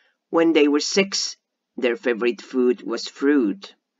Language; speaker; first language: English; non-native, fluent; Catalan